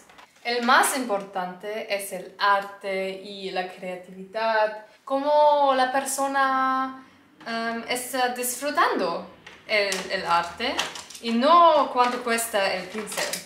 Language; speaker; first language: Spanish; non-native, learner; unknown